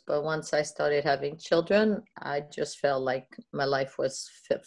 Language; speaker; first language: English; non-native, fluent; French